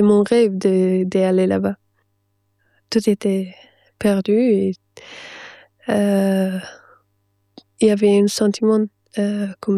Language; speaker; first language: French; non-native, fluent; Persian